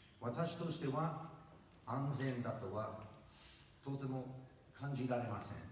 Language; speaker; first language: Japanese; non-native, fluent; English